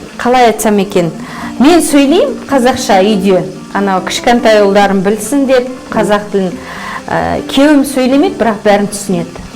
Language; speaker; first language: Kazakh; non-native, local second language; Russian